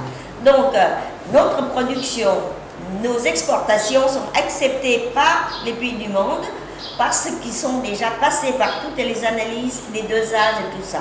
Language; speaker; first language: French; non-native, fluent; Vietnamese